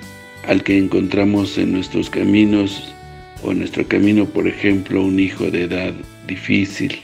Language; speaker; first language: Spanish; native; Spanish